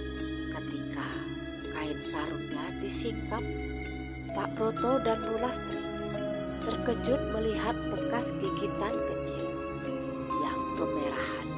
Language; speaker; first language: Indonesian; native; Indonesian